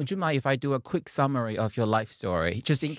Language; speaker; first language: English; non-native, fluent; Chinese